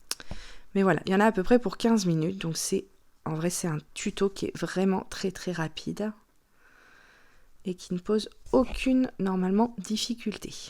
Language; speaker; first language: French; native; French